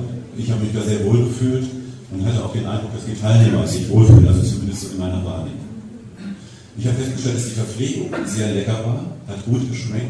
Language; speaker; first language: German; native; German